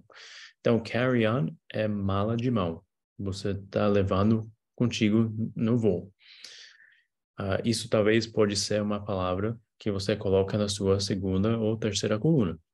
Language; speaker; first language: Portuguese; non-native, fluent; English